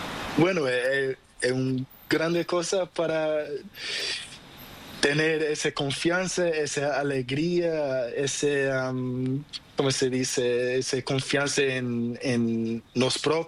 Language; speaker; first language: Spanish; non-native, learner; Portuguese